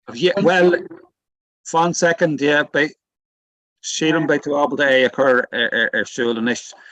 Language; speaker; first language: Irish; non-native, local second language; English